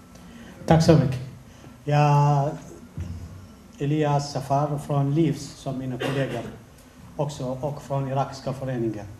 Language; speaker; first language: Swedish; non-native, fluent; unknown